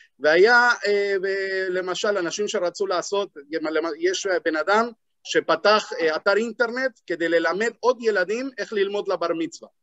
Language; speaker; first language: Hebrew; non-native, fluent; Spanish